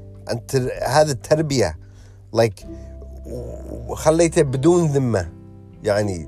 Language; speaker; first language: Arabic; early bilingual, heritage; Arabic